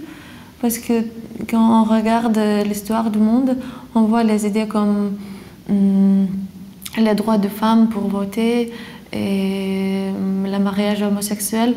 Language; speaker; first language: French; non-native, fluent; Lithuanian